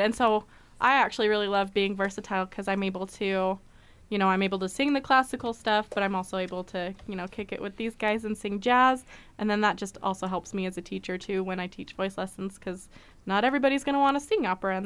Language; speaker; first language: English; early bilingual, other home language; Portuguese